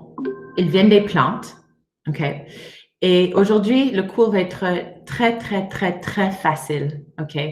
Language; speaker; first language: French; non-native, learner; English